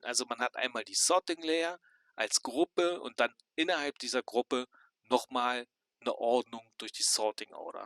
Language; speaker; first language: German; native; German